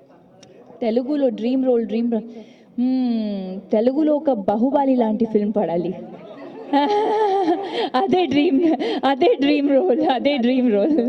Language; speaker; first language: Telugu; non-native, fluent; Hindi